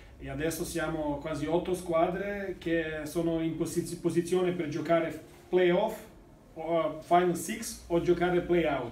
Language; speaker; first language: Italian; non-native, learner; Serbian